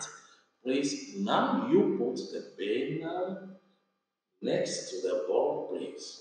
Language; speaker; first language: English; non-native, fluent; Vietnamese